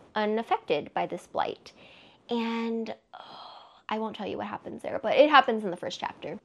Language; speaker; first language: English; native; English